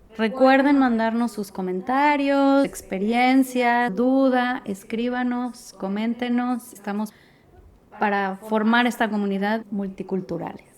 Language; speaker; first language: Spanish; native; Spanish